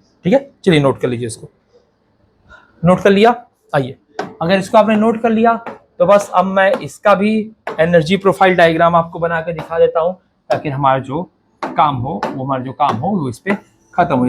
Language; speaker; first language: Hindi; native; Hindi